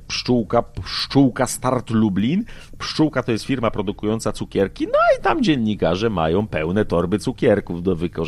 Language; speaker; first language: Polish; native; Polish